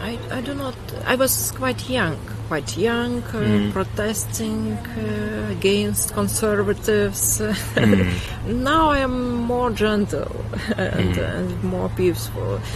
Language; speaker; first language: English; non-native, fluent; Lithuanian